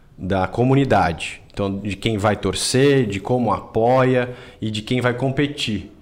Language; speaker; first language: Portuguese; native; Portuguese